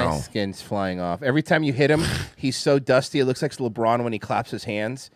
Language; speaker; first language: English; native; English